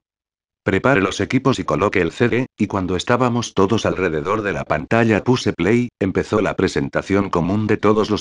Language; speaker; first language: Spanish; native; Spanish